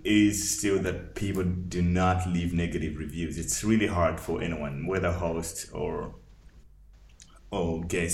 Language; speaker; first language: English; non-native, local second language; Nyanja